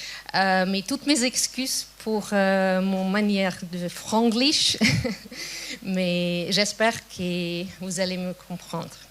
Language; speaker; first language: French; non-native, fluent; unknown